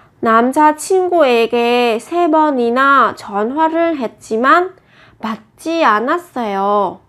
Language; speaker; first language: Korean; non-native, fluent; Vietnamese